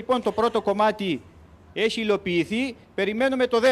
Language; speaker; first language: Greek; native; Greek